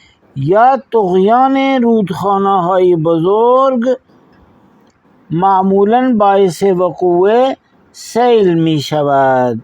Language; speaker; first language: Persian; non-native, fluent; Urdu